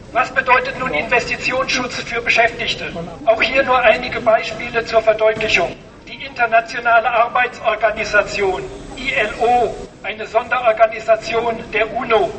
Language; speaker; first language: German; native; German